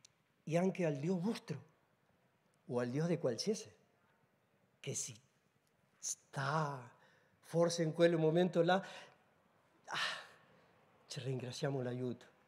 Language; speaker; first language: Italian; non-native, learner; Spanish